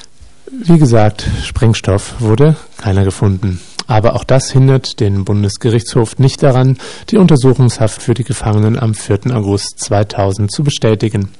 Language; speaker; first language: German; native; German